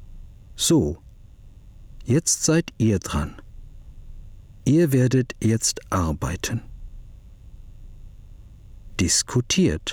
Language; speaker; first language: German; non-native, fluent; English